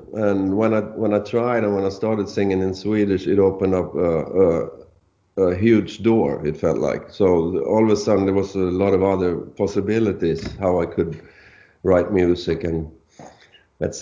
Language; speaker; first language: English; non-native, fluent; Swedish